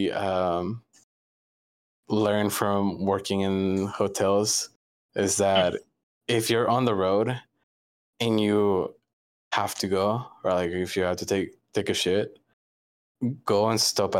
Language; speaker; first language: English; non-native, fluent; Spanish